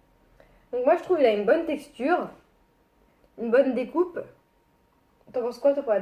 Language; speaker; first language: French; native; French